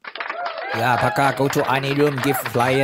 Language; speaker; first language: English; non-native, learner; Chinese